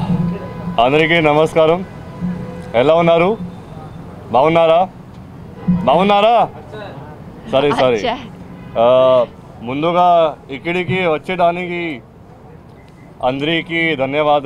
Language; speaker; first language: Telugu; non-native, learner; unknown